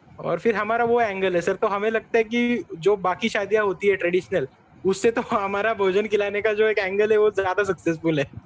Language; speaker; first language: Hindi; non-native, local second language; Marathi